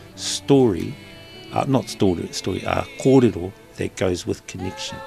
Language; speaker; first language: English; native; English